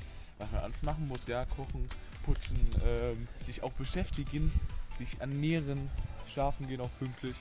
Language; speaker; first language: German; native; German